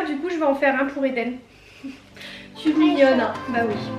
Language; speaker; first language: French; native; French